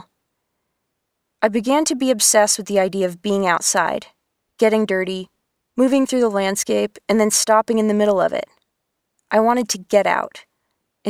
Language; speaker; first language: English; native; English